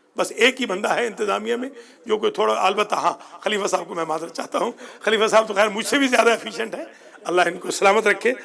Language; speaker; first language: Urdu; non-native, local second language; Punjabi